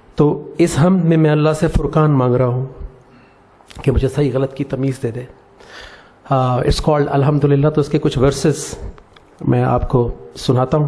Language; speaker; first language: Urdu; native; Urdu